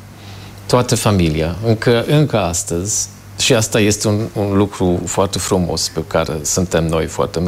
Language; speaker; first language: Romanian; non-native, fluent; German